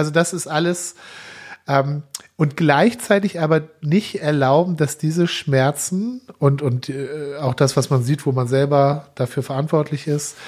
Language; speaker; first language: German; native; German